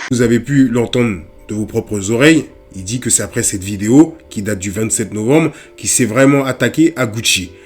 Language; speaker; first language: French; native; French